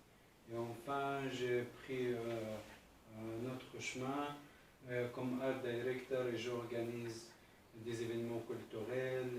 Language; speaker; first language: French; non-native, fluent; Arabic